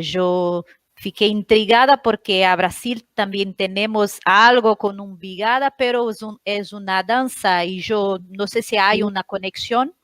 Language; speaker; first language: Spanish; non-native, learner; Portuguese